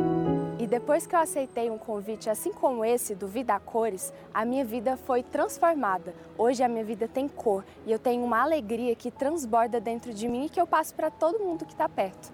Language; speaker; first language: Portuguese; early bilingual, other home language; Chinese